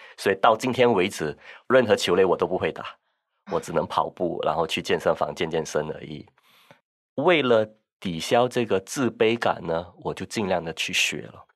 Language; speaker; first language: Chinese; non-native, local second language; Min Nan Chinese